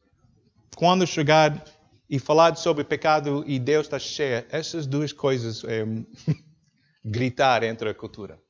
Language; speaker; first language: Portuguese; non-native, learner; English